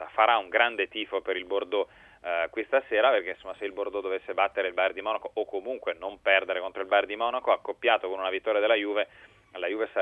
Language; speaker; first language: Italian; native; Italian